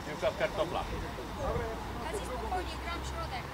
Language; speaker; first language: Polish; native; Polish